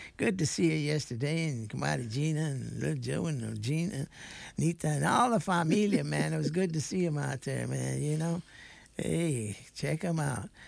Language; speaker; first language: English; native; English